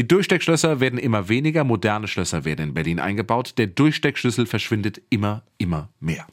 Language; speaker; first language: German; native; German